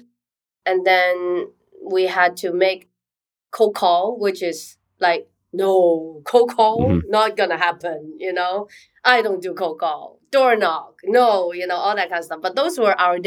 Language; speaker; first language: English; non-native, local second language; Cantonese